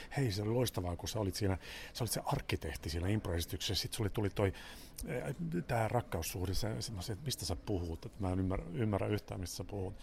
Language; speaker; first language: Finnish; non-native, local second language; Swedish